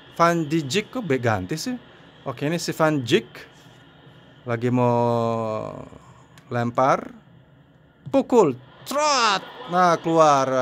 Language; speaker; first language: Indonesian; non-native, fluent; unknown